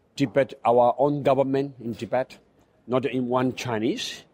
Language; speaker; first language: English; non-native, fluent; Chinese